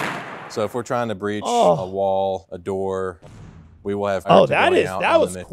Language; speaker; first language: English; native; English